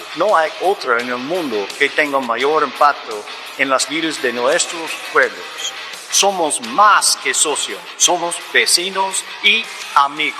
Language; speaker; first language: Spanish; non-native, fluent; English